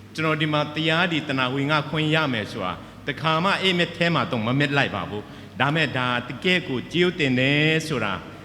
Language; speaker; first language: Burmese; non-native, local second language; Lahu